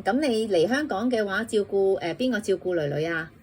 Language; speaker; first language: Cantonese; native; Cantonese